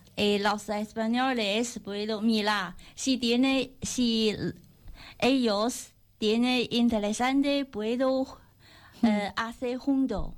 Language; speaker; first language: Spanish; non-native, learner; Chinese